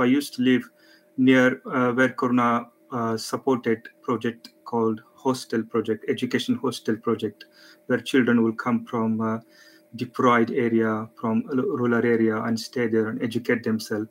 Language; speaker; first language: English; non-native, local second language; Marathi